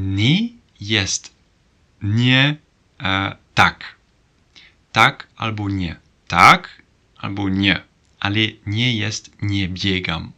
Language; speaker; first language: Polish; non-native, learner; Dutch